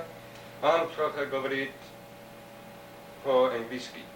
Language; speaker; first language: Russian; non-native, learner; English